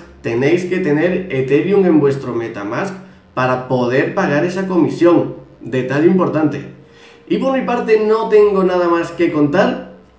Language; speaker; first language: Spanish; native; Spanish